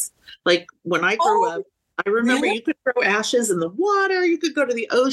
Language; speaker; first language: English; native; English